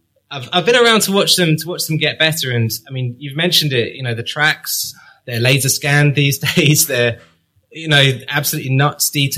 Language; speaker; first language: English; native; English